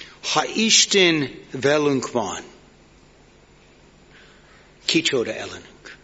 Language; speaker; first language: Hungarian; non-native, learner; English